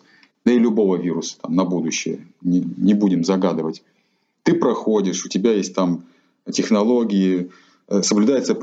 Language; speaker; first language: Russian; native; Russian